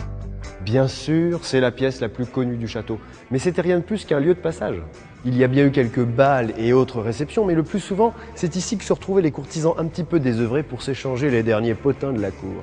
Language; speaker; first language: French; native; French